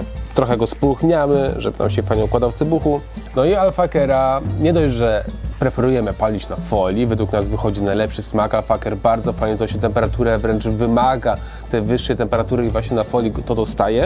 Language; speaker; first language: Polish; native; Polish